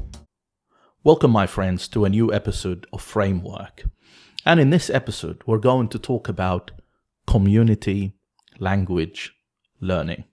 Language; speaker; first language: English; non-native, fluent; Arabic